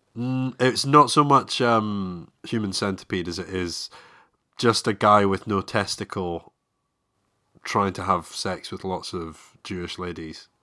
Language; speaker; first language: English; native; English